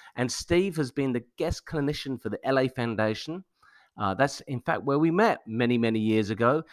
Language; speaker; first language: English; native; English